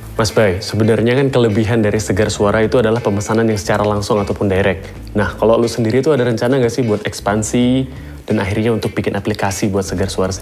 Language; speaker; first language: Indonesian; native; Indonesian